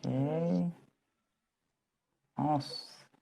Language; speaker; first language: Portuguese; non-native, fluent; Spanish